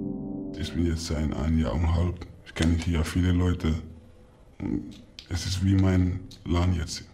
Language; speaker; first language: German; non-native, learner; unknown